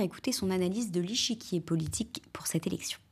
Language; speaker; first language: French; native; French